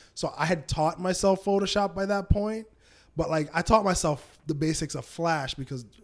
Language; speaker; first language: English; native; English